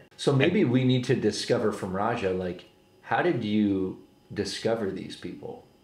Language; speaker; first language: English; native; English